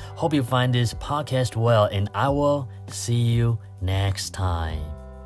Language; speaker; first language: English; non-native, fluent; Chinese